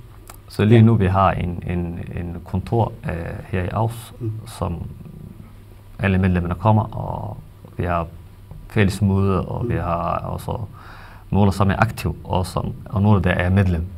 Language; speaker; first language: Danish; non-native, fluent; Somali